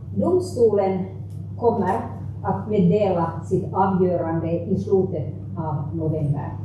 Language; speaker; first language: Swedish; non-native, local second language; Finnish